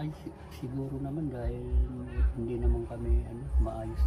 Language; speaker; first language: Filipino; native; Filipino